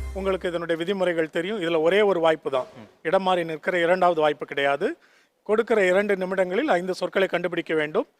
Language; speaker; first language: Tamil; native; Tamil